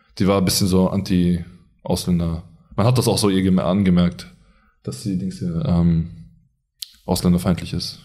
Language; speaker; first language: German; early bilingual, other home language; Arabic